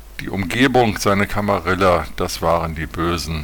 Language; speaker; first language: German; native; German